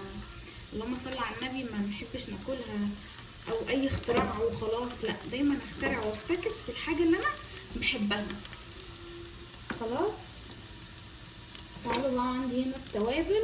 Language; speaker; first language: Arabic; native; Arabic